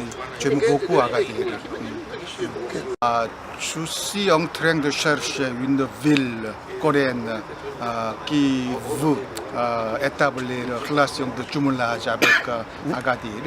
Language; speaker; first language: French; non-native, learner; Korean